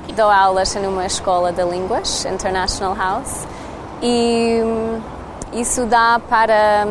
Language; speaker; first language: Portuguese; non-native, learner; English